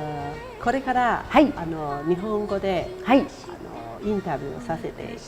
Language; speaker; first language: Japanese; non-native, fluent; Chinese